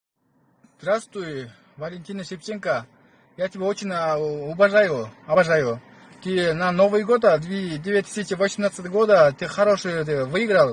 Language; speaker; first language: Russian; non-native, local second language; Kyrgyz